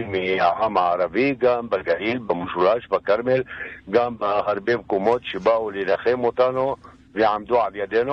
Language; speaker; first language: Hebrew; non-native, local second language; Arabic